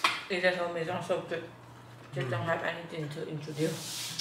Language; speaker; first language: English; non-native, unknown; Vietnamese